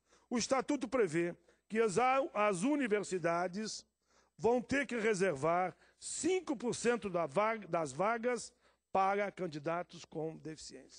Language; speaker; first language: Portuguese; native; Portuguese